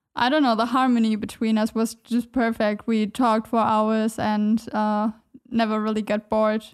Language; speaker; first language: English; non-native, fluent; German